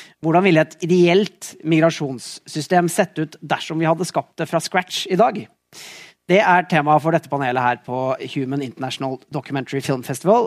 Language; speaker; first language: Norwegian; native; Norwegian